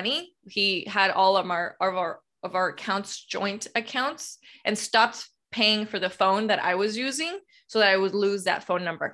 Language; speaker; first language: English; native; English